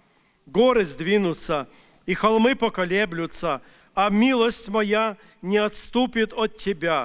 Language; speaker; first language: Russian; native; Russian